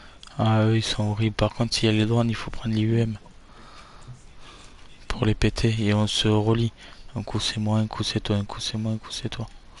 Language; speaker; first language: French; native; French